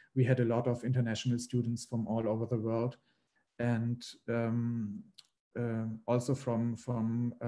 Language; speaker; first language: English; non-native, fluent; German